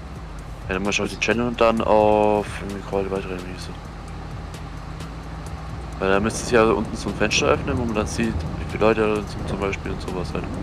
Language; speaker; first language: German; native; German